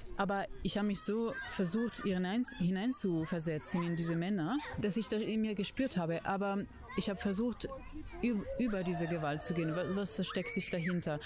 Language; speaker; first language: German; non-native, fluent; Italian